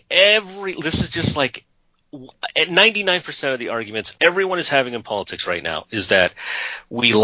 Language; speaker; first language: English; native; English